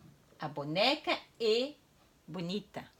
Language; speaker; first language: Portuguese; non-native, fluent; French